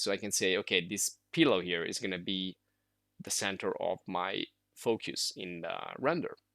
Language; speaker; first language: English; non-native, fluent; Italian